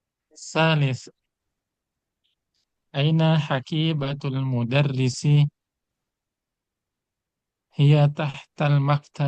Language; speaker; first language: Arabic; non-native, learner; Indonesian